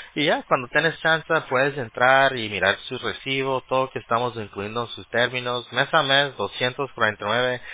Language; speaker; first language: Spanish; early bilingual, heritage; Spanish